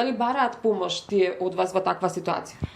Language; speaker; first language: Macedonian; native; Macedonian